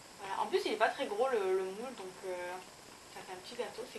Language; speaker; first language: French; native; French